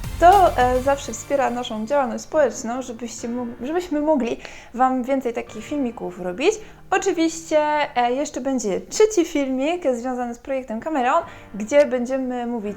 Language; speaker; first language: Polish; non-native, fluent; French